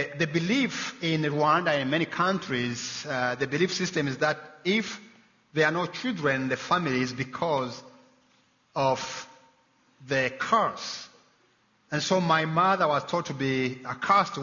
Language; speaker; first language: English; non-native, local second language; Kinyarwanda